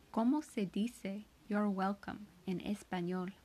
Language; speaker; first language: Spanish; non-native, learner; English